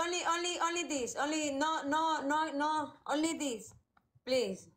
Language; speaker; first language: English; non-native, learner; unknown